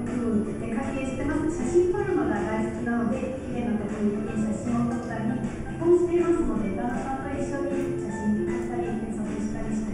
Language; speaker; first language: Japanese; non-native, learner; Indonesian